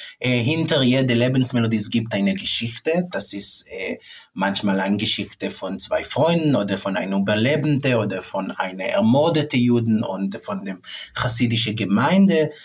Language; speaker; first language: German; non-native, fluent; Hebrew